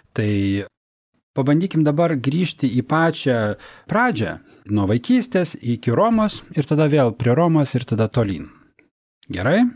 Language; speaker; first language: Lithuanian; native; Lithuanian